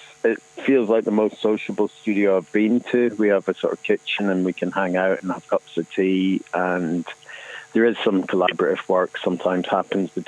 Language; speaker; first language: English; native; English